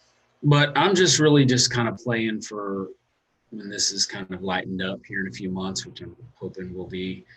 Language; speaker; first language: English; native; English